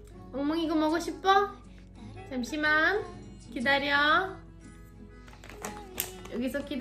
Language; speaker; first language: Korean; non-native, learner; Hindi